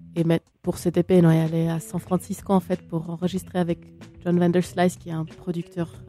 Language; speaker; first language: French; native; French